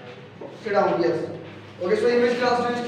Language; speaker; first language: English; non-native, fluent; Hindi